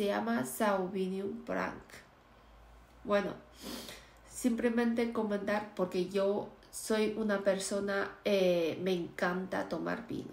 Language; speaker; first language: Spanish; non-native, fluent; Chinese